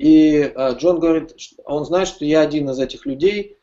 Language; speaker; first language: Russian; native; Russian